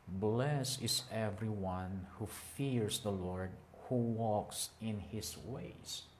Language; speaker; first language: English; non-native, local second language; Filipino